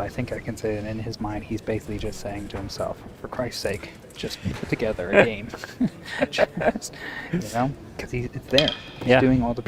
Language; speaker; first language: English; native; English